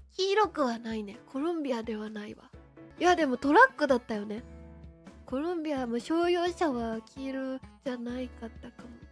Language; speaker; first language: Japanese; native; Japanese